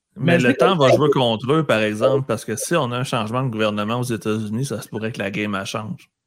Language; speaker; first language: French; native; French